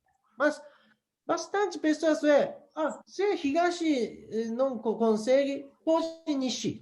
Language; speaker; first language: Portuguese; non-native, learner; Japanese